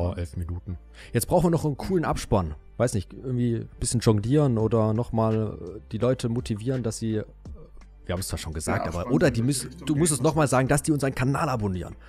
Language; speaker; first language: German; native; German